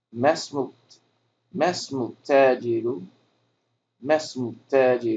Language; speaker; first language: Arabic; non-native, fluent; English